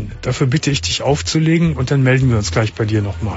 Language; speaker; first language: German; native; German